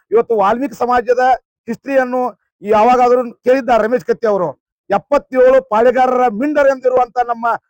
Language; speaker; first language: Kannada; native; Kannada